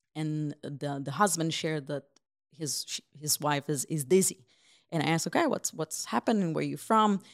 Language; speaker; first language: English; non-native, fluent; Hebrew